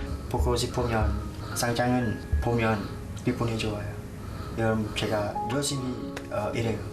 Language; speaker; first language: Korean; non-native, learner; Khmer